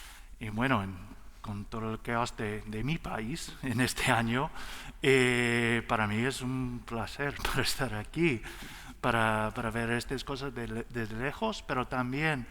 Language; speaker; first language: Spanish; non-native, learner; English